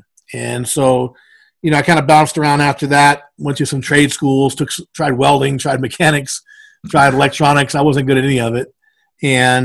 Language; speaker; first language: English; native; English